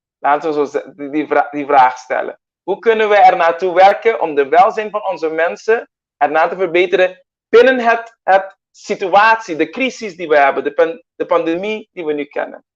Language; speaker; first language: Dutch; non-native, local second language; Papiamento